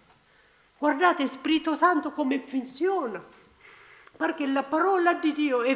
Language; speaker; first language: Italian; non-native, learner; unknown